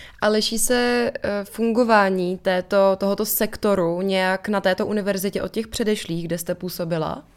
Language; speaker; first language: Czech; native; Czech